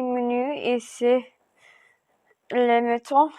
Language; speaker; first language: French; non-native, learner; English